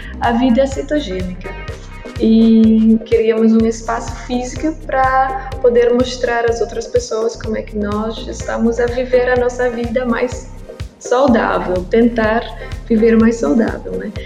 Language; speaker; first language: Portuguese; non-native, learner; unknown